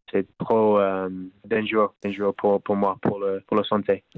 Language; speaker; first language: French; non-native, learner; English